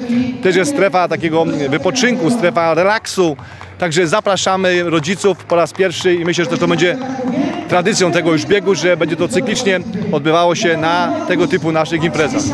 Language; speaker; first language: Polish; native; Polish